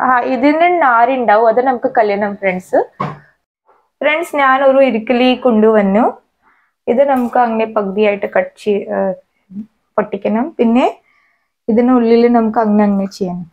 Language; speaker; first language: Malayalam; non-native, learner; Hindi